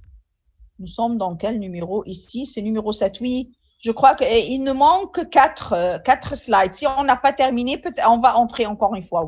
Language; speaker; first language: French; non-native, fluent; Arabic